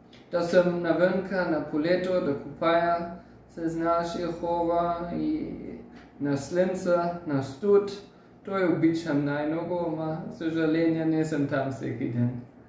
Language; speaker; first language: Bulgarian; non-native, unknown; German